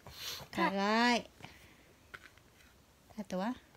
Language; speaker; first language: Japanese; non-native, learner; Filipino